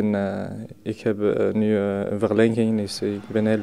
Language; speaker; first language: Dutch; non-native, learner; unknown